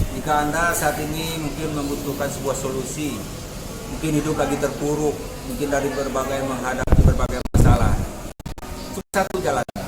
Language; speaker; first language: Indonesian; non-native, local second language; Minangkabau